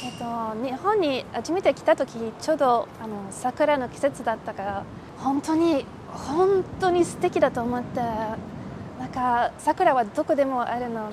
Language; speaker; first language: Japanese; non-native, fluent; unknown